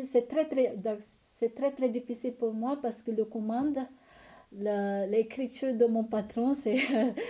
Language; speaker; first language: French; non-native, learner; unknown